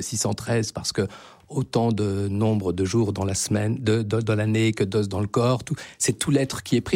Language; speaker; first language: French; native; French